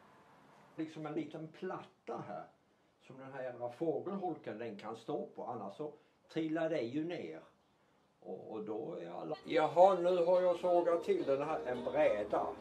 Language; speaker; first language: Swedish; native; Swedish